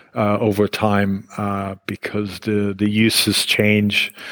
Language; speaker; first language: English; non-native, fluent; Hebrew